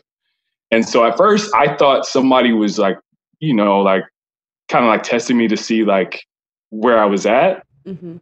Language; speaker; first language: English; native; English